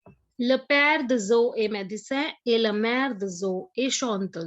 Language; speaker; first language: French; non-native, fluent; Hindi